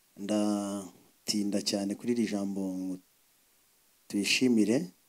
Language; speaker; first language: Kinyarwanda; early bilingual, heritage; Kinyarwanda